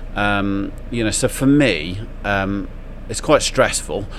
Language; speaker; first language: English; native; English